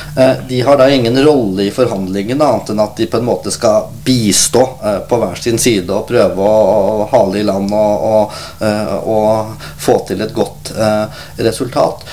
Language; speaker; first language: Norwegian; native; Norwegian